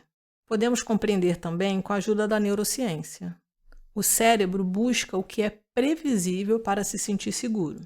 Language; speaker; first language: Portuguese; native; Portuguese